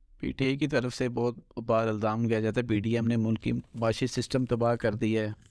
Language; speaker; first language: Urdu; non-native, local second language; Punjabi